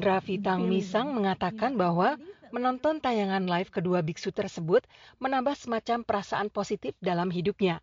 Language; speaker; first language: Indonesian; native; Indonesian